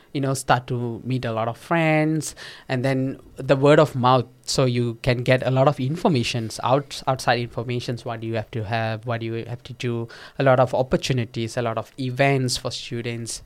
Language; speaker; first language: English; non-native, local second language; Tamil